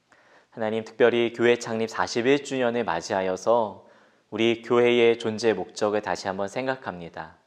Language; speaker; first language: Korean; native; Korean